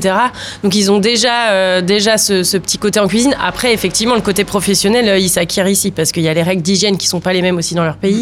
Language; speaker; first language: French; native; French